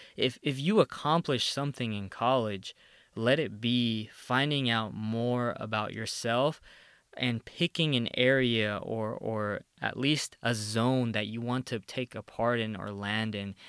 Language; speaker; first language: English; early bilingual, other home language; Spanish